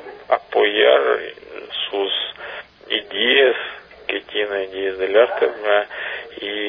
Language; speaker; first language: Spanish; non-native, learner; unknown